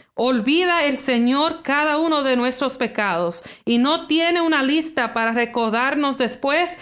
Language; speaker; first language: Spanish; early bilingual, heritage; English